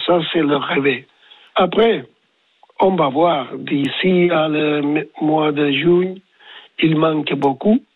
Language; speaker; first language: French; non-native, learner; Spanish